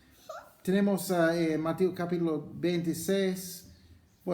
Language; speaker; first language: Spanish; non-native, fluent; English